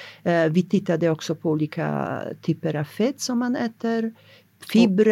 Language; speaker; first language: Swedish; non-native, fluent; Polish